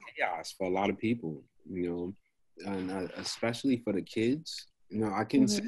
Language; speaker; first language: English; native; English